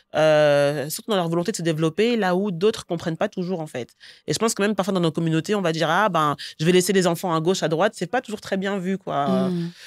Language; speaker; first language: French; native; French